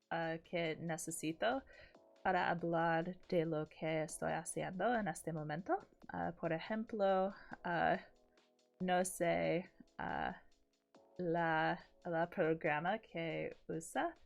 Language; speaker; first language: Spanish; non-native, learner; English